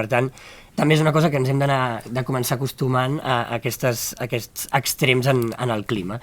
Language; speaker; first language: Catalan; native; Catalan